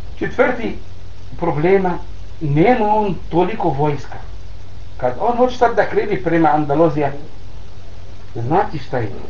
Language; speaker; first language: Bosnian; non-native, learner; Arabic